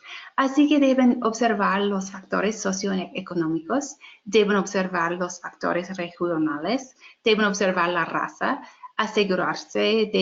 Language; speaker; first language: Spanish; non-native, fluent; English